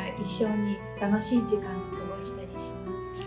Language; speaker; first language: Japanese; non-native, fluent; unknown